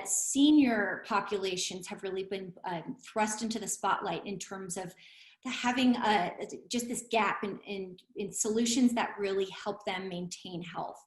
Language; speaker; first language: English; native; English